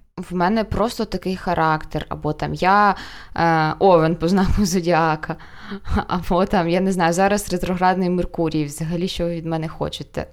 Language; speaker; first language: Ukrainian; non-native, local second language; Russian